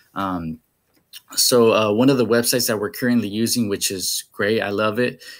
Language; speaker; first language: English; early bilingual, other home language; Spanish